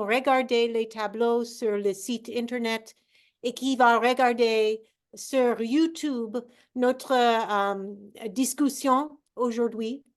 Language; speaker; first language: French; non-native, fluent; English